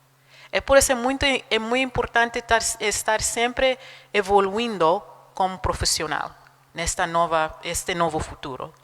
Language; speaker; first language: Spanish; non-native, fluent; Portuguese